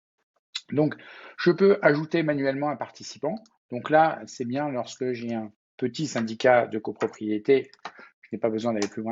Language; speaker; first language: French; native; French